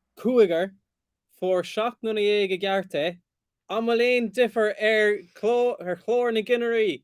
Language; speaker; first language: Irish; non-native, local second language; English